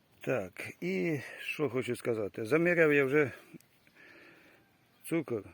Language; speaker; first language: Ukrainian; native; Ukrainian